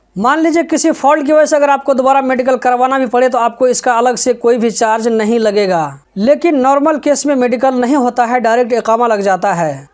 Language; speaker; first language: Hindi; native; Hindi